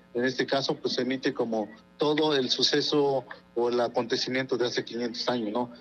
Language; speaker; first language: Spanish; non-native, local second language; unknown